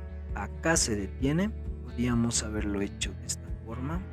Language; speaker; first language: Spanish; native; Spanish